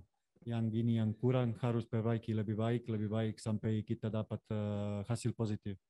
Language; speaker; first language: Indonesian; non-native, fluent; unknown